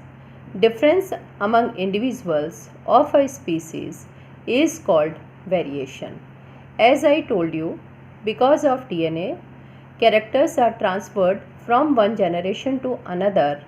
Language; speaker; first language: English; non-native, local second language; Gujarati